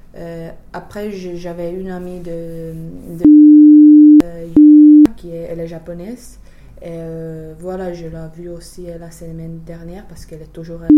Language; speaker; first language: French; non-native, fluent; Finnish